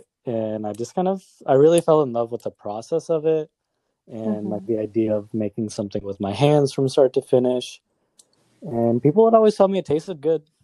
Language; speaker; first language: English; native; English